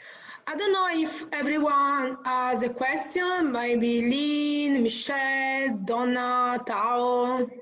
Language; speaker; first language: English; non-native, learner; Italian